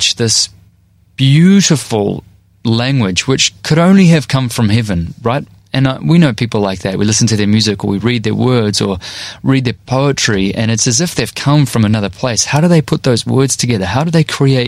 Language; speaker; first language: English; native; English